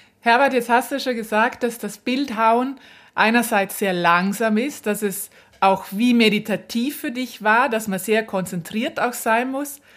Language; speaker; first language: German; native; German